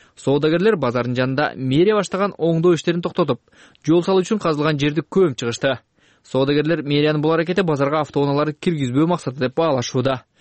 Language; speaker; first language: Kyrgyz; native; Kyrgyz